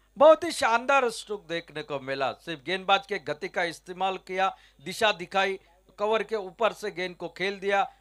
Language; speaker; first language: Hindi; non-native, local second language; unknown